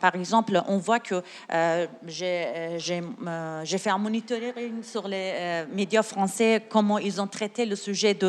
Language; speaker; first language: French; non-native, learner; Persian